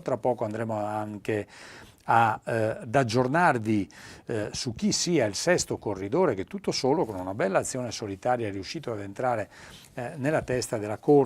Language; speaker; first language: Italian; native; Italian